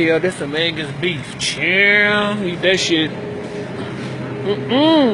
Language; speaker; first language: English; native; English